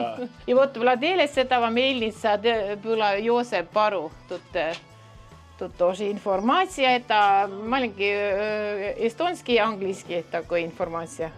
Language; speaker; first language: Russian; non-native, local second language; Estonian